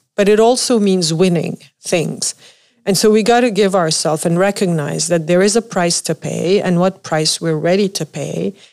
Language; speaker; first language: English; non-native, fluent; Arabic